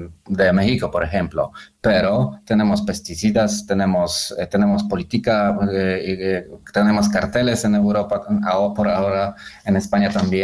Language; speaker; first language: Spanish; non-native, learner; Polish